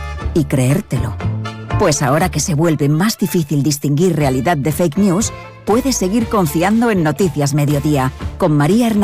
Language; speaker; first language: Spanish; native; Spanish